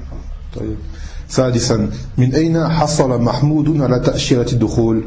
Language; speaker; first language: Arabic; non-native, fluent; French